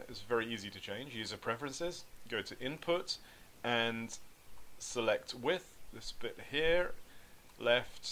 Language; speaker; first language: English; native; English